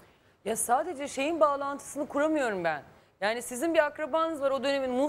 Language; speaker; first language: Turkish; native; Turkish